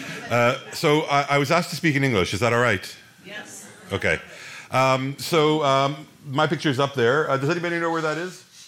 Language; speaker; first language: English; native; English